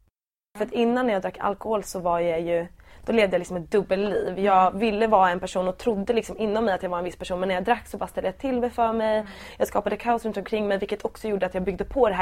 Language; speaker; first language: Swedish; native; Swedish